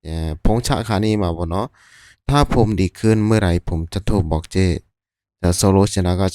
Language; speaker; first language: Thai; non-native, fluent; Burmese